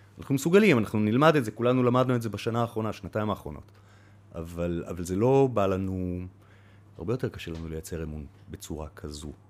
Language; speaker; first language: Hebrew; native; Hebrew